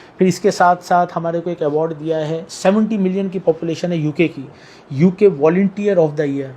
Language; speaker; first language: Urdu; native; Urdu